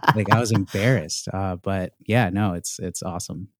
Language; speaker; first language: English; native; English